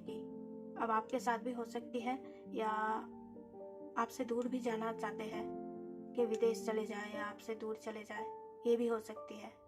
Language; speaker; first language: Hindi; native; Hindi